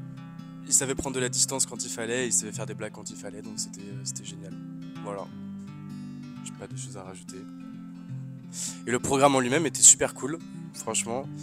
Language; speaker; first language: French; native; French